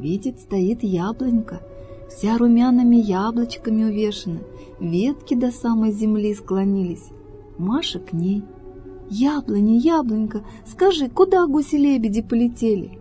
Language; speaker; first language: Russian; native; Russian